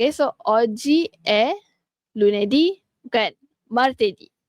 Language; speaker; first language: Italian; non-native, fluent; Malay